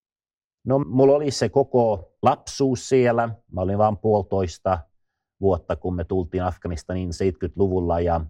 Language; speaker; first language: Finnish; non-native, fluent; Swedish